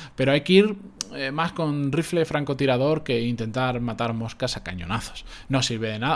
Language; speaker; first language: Spanish; native; Spanish